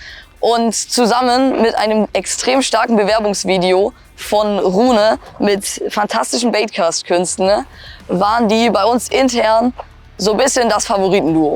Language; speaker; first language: German; native; German